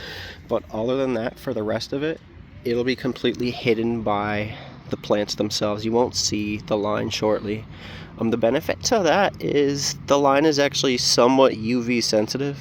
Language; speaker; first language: English; native; English